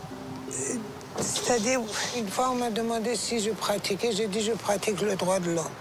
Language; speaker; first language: French; non-native, fluent; Persian